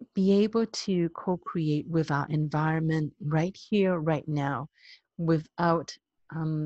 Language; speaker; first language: English; non-native, local second language; Cantonese